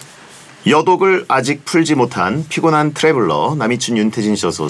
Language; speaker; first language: Korean; native; Korean